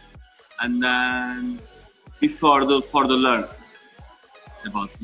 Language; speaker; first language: English; non-native, learner; Turkish